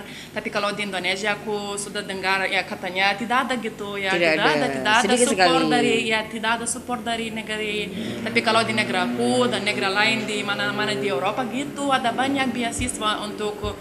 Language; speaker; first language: Indonesian; non-native, learner; Lithuanian